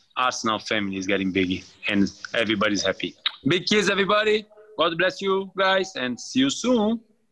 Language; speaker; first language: English; non-native, fluent; Portuguese